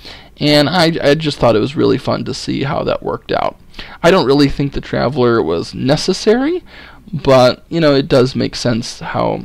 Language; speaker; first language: English; native; English